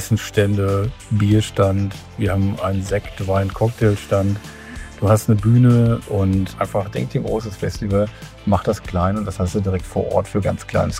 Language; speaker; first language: German; native; German